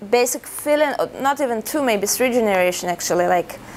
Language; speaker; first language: English; non-native, fluent; Russian